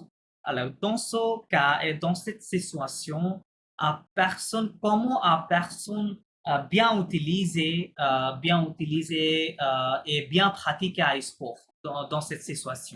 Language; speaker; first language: French; non-native, fluent; Bangla